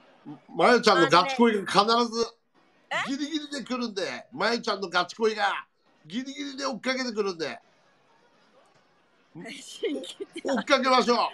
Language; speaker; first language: Japanese; native; Japanese